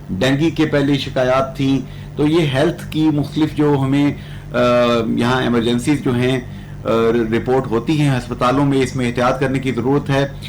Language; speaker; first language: Urdu; non-native, local second language; Punjabi